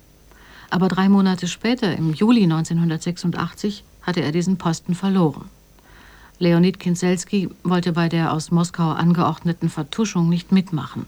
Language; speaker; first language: German; native; German